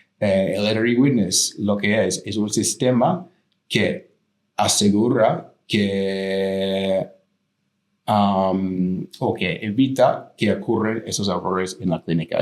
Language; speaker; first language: Spanish; non-native, fluent; English